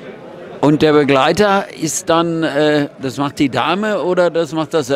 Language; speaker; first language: German; native; German